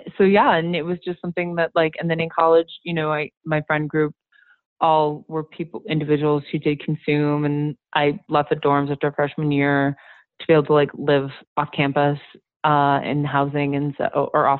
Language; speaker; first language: English; native; English